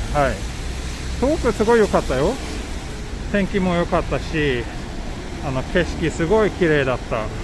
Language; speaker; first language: Japanese; non-native, fluent; Swedish